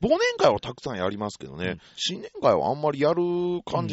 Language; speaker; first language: Japanese; native; Japanese